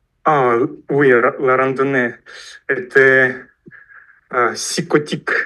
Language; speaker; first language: French; non-native, fluent; Russian